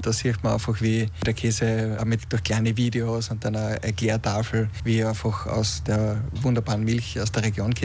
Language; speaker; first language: German; native; German